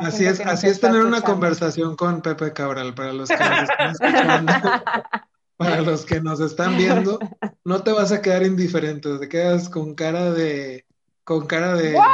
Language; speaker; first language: Spanish; native; Spanish